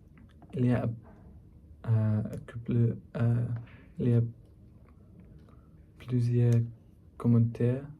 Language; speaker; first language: French; non-native, learner; English